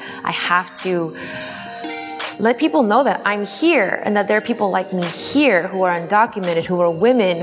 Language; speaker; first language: English; native; English